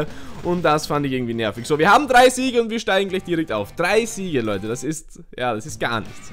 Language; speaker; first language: German; native; German